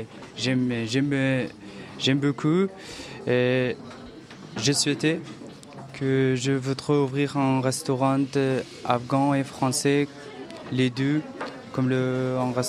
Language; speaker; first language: French; non-native, learner; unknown